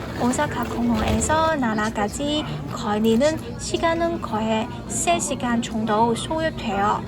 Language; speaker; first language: Korean; non-native, learner; Cantonese